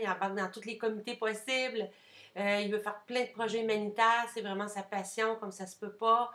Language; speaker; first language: French; native; French